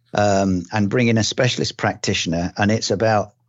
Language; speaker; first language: English; native; English